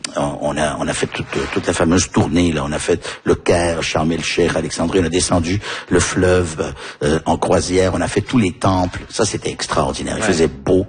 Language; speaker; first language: French; early bilingual, heritage; French